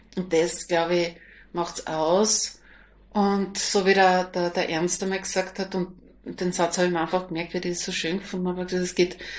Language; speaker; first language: German; non-native, local second language; Slovenian